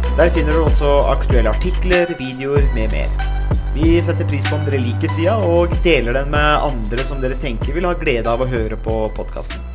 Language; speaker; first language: Norwegian; native; Norwegian